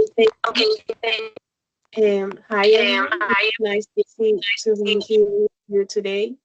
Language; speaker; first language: English; non-native, learner; Spanish